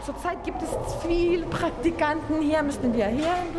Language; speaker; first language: German; non-native, learner; Arabic